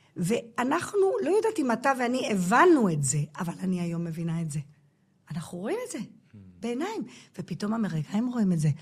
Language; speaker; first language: Hebrew; non-native, fluent; English